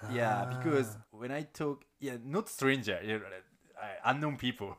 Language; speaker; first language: English; non-native, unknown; Japanese